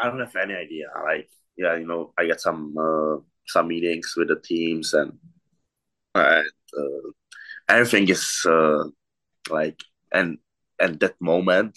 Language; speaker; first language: English; non-native, learner; Czech